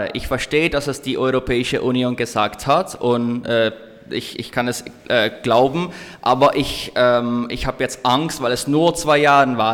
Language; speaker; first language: German; non-native, learner; Czech